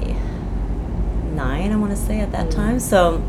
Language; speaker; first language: English; non-native, fluent; French